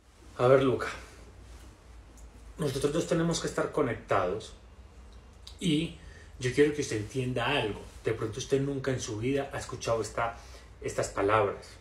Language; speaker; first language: Spanish; native; Spanish